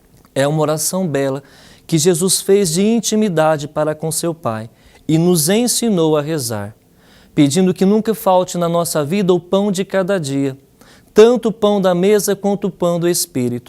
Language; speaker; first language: Portuguese; native; Portuguese